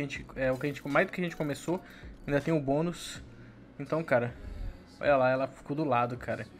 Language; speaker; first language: Portuguese; native; Portuguese